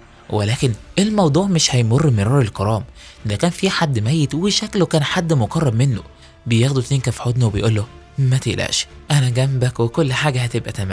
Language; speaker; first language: Arabic; native; Arabic